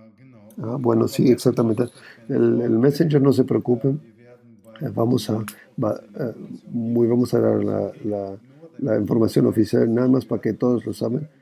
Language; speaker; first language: Spanish; non-native, fluent; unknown